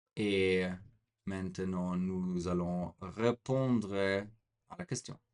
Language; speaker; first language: French; non-native, fluent; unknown